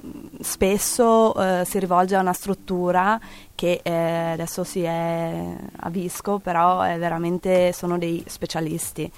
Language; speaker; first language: Italian; native; Italian